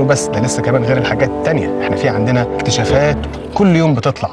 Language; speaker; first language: Arabic; native; Arabic